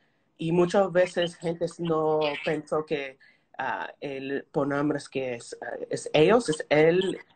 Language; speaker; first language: Spanish; early bilingual, heritage; Spanish